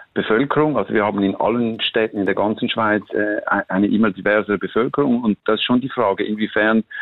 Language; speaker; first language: German; native; German